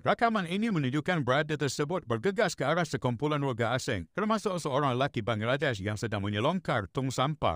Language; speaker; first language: Malay; native; Malay